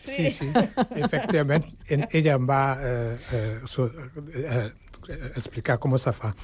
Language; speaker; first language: Catalan; non-native, fluent; Wolof